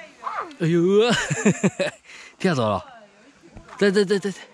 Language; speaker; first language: Chinese; native; Chinese